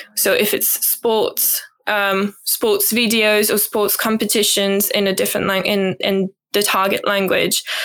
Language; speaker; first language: English; non-native, fluent; French